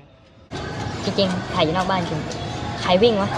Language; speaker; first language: Thai; native; Thai